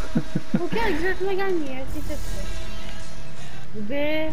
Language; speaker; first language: French; non-native, local second language; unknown